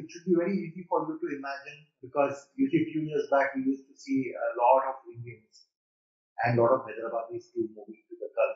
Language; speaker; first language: English; non-native, local second language; Persian